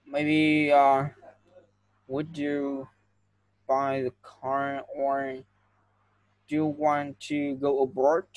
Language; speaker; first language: English; non-native, fluent; Vietnamese